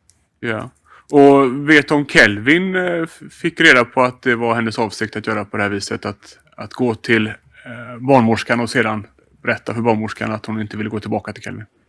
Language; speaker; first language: Swedish; native; Swedish